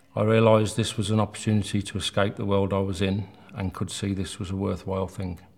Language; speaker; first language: English; native; English